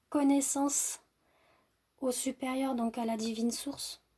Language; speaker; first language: French; native; French